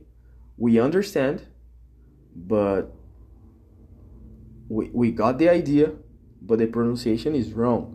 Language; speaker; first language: English; non-native, fluent; Portuguese